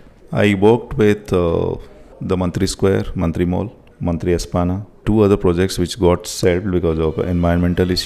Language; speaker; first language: English; non-native, local second language; Odia